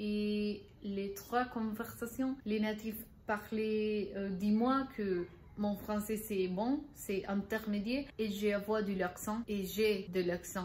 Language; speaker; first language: French; non-native, learner; Spanish